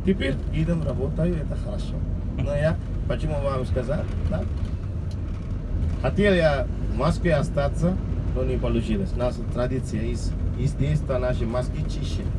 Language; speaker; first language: Russian; non-native, learner; Sinhala